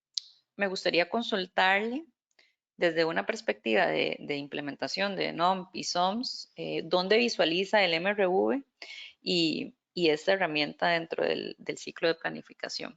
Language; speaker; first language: Spanish; native; Spanish